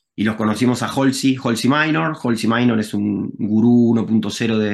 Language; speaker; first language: Spanish; native; Spanish